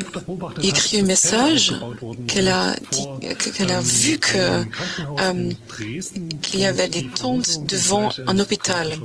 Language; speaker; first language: French; non-native, fluent; German